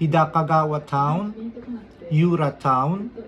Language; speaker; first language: English; non-native, local second language; Filipino